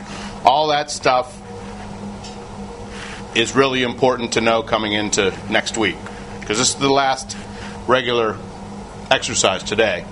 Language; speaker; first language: English; native; English